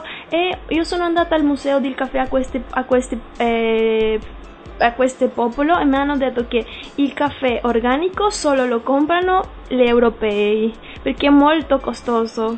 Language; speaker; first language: Italian; non-native, learner; Spanish